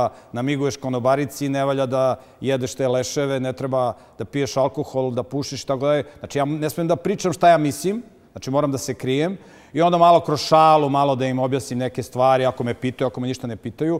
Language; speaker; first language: Serbian; native; Serbian